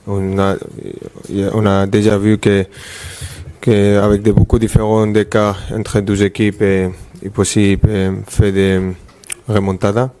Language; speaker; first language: French; non-native, fluent; Spanish